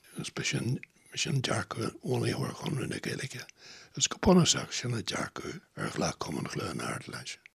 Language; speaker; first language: Irish; non-native, local second language; English